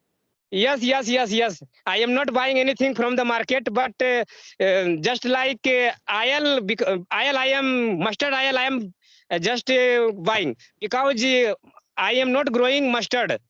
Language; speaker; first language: English; non-native, learner; Hindi